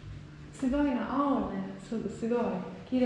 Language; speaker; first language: Japanese; non-native, learner; English